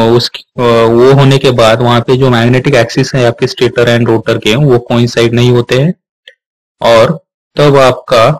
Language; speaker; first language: Hindi; non-native, local second language; Marathi